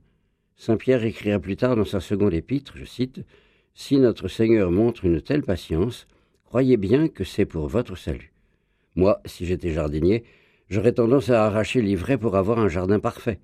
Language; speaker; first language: French; native; French